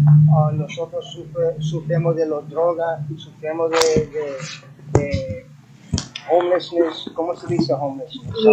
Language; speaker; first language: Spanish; early bilingual, heritage; English